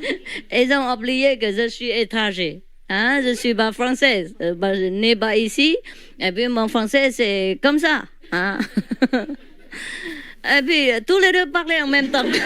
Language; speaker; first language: French; non-native, learner; Vietnamese